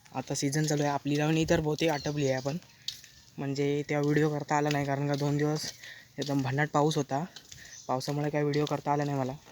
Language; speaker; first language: Marathi; non-native, local second language; Konkani